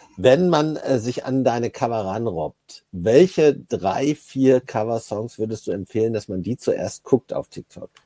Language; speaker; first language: German; native; German